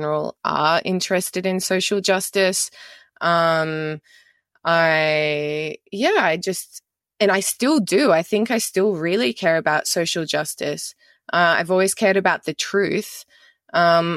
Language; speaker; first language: English; native; English